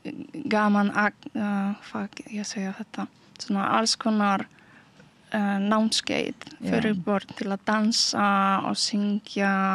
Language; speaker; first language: Icelandic; non-native, learner; Polish